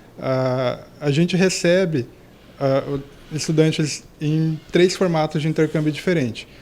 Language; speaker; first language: Portuguese; native; Portuguese